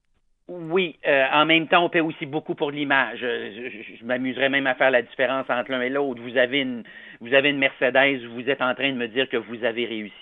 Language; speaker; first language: French; native; French